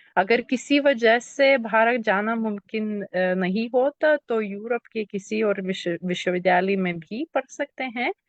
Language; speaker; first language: Hindi; non-native, fluent; Lithuanian